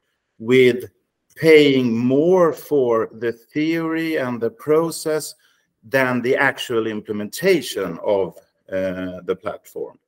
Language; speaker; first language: English; non-native, fluent; Swedish